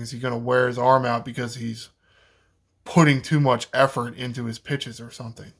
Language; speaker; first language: English; native; English